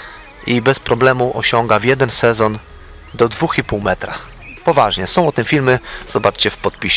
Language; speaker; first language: Polish; native; Polish